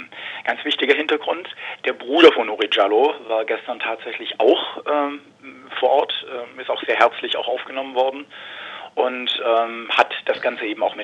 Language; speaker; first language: German; native; German